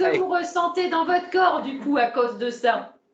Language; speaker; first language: French; native; French